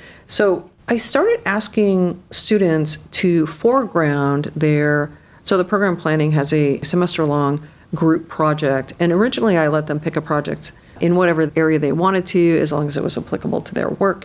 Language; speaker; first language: English; native; English